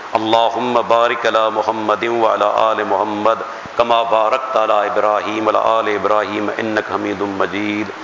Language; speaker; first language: Urdu; non-native, local second language; Sindhi